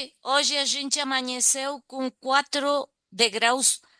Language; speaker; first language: Portuguese; non-native, learner; Spanish